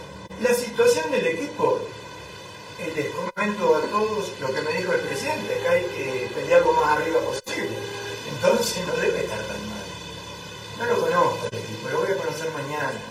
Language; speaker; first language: Spanish; native; Spanish